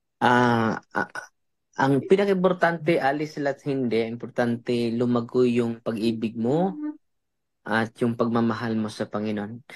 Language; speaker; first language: Filipino; non-native, local second language; Cebuano